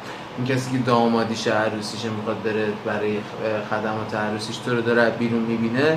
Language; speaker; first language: Persian; native; Persian